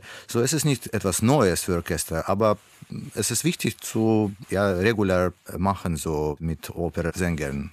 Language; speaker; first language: German; non-native, learner; Russian